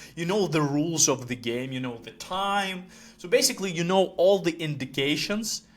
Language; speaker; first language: English; non-native, fluent; Ukrainian